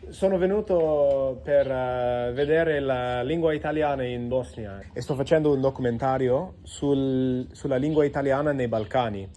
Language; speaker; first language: Italian; non-native, fluent; English